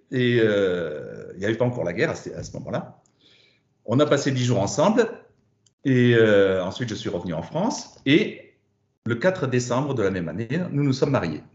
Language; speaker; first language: French; non-native, fluent; German